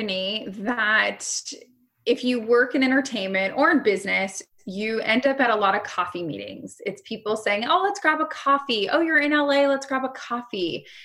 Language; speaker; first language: English; native; English